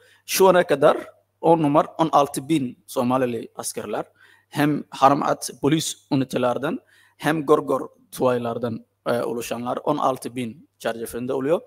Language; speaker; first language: Turkish; non-native, fluent; Somali